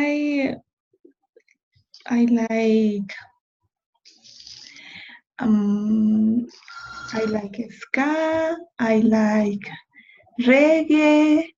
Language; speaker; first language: English; non-native, learner; Spanish